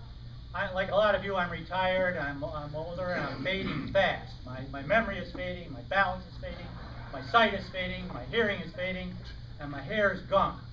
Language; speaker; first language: English; native; English